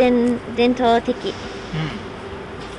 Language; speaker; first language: Japanese; non-native, fluent; English